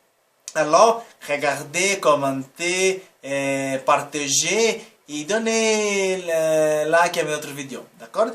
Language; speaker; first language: French; non-native, learner; Portuguese